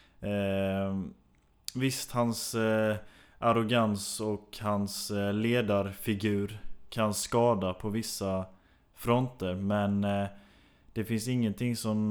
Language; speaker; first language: Swedish; native; Swedish